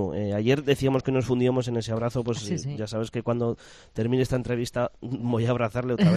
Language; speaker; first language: Spanish; native; Spanish